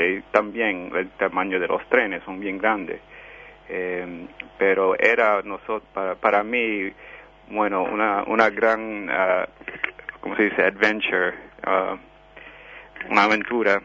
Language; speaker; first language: Spanish; early bilingual, heritage; Spanish